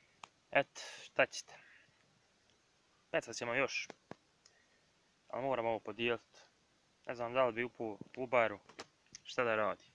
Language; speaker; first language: Serbian; native; Serbian